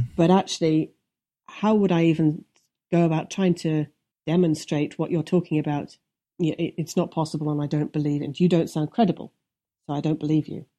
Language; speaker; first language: English; native; English